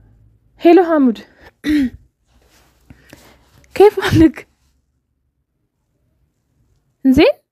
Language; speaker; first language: Arabic; non-native, learner; Oromo